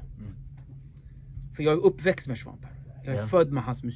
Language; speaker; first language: Swedish; early bilingual, other home language; Kurdish